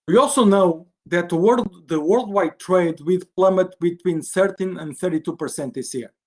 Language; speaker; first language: English; non-native, fluent; Portuguese